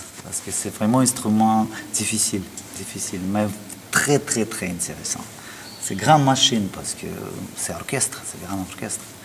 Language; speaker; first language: French; non-native, learner; Russian